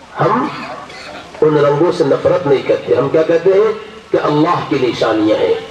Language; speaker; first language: Urdu; native; Urdu